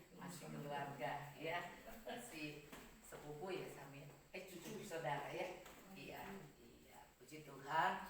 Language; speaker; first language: Indonesian; native; Indonesian